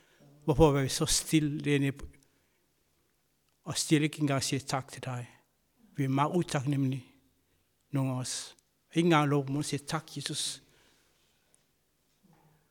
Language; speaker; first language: Danish; non-native, fluent; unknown